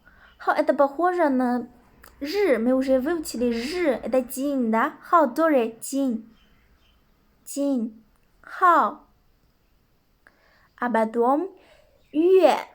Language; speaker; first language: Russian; non-native, local second language; Kyrgyz